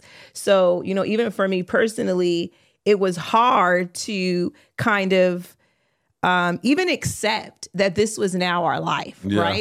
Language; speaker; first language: English; native; English